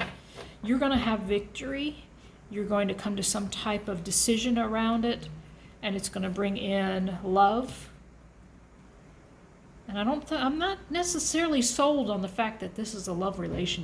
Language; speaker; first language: English; native; English